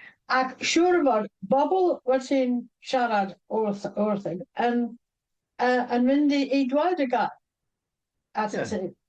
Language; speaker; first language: Welsh; non-native, fluent; English